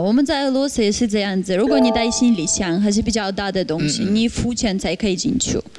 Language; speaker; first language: Chinese; non-native, fluent; Russian